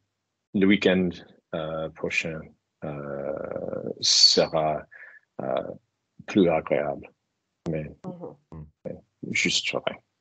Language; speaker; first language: French; non-native, learner; English